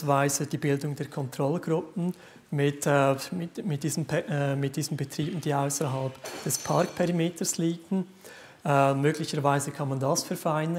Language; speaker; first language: German; native; German